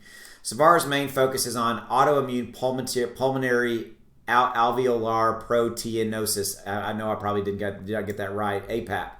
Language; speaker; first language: English; native; English